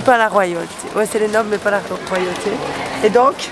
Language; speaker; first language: French; native; French